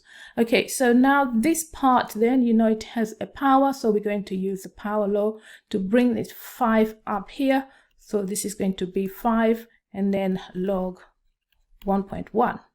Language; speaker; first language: English; non-native, local second language; Swahili